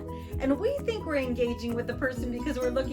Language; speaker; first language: English; native; English